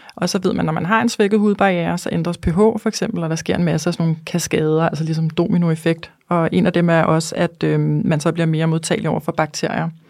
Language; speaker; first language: Danish; native; Danish